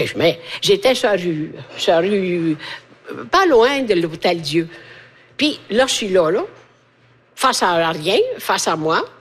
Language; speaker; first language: French; non-native, fluent; Italian